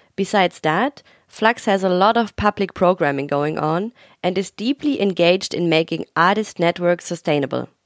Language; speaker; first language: English; non-native, fluent; German